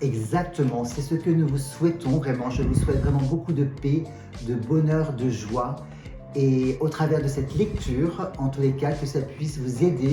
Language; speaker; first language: French; native; French